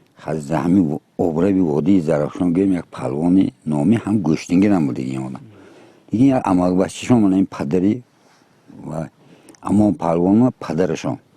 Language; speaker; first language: Tajik; native; Tajik